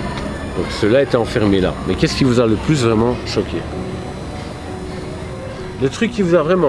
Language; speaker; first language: French; native; French